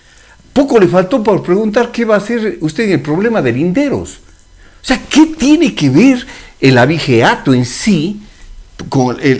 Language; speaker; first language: Spanish; native; Spanish